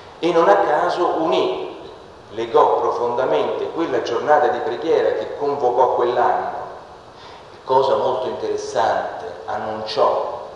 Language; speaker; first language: Italian; native; Italian